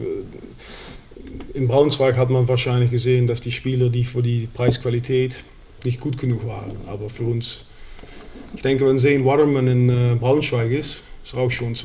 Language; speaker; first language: German; non-native, fluent; Dutch